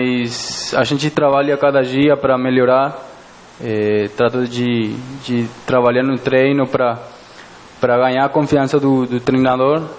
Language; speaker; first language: Portuguese; non-native, fluent; Spanish